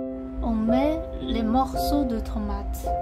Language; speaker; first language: French; non-native, fluent; Chinese